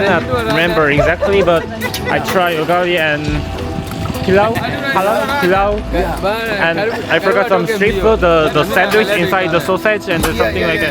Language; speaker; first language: English; non-native, learner; Korean